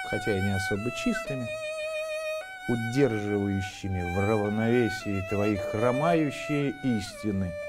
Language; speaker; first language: Russian; native; Russian